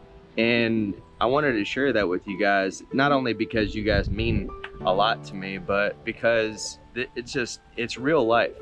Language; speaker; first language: English; native; English